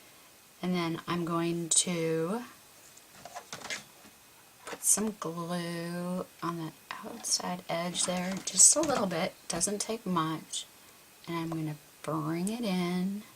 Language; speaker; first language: English; native; English